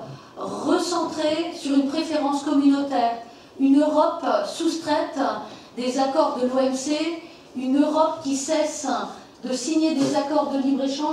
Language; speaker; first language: French; native; French